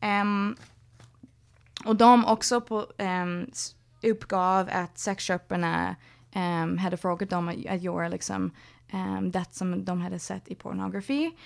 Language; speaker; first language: Swedish; non-native, fluent; English